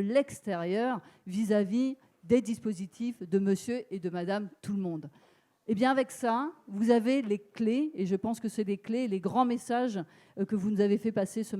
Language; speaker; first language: French; native; French